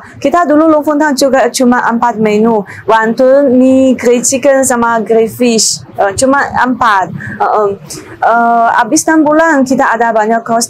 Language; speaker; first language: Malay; non-native, learner; Chinese